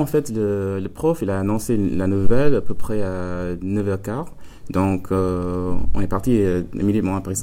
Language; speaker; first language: French; non-native, fluent; English